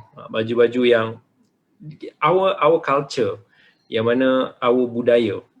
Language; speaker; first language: Malay; native; Malay